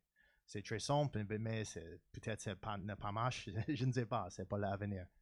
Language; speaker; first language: French; non-native, learner; English